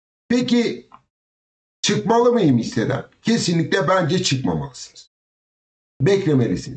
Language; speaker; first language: Turkish; native; Turkish